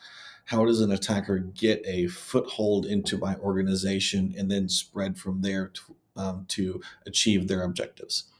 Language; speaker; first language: English; native; English